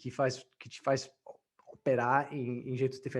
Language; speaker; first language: Portuguese; non-native, fluent; English